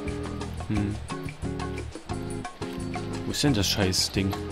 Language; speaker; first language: German; native; German